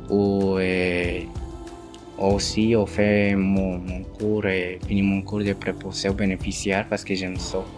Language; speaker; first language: French; non-native, fluent; Spanish